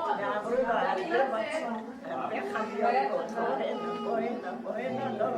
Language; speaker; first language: Hebrew; non-native, fluent; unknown